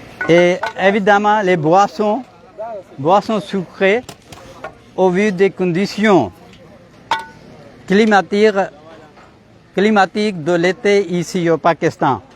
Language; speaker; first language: French; non-native, fluent; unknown